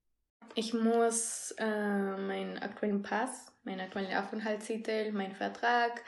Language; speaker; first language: German; non-native, fluent; Spanish